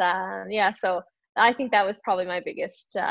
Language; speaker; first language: English; native; English